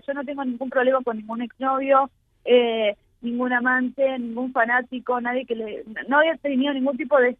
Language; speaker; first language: Spanish; native; Spanish